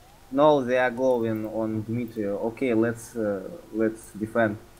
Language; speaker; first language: English; non-native, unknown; Russian